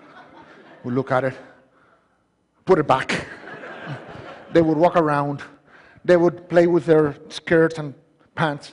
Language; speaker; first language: English; non-native, fluent; Spanish